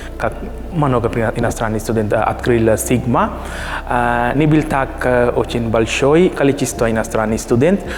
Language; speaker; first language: Russian; non-native, learner; Sinhala